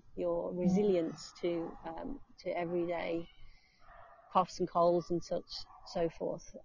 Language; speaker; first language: English; native; English